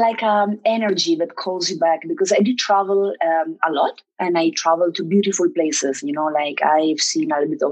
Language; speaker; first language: English; non-native, fluent; Italian